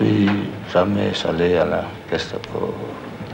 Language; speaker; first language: French; non-native, learner; German